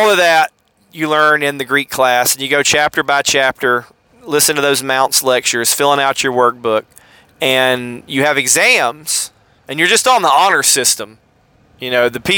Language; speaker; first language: English; native; English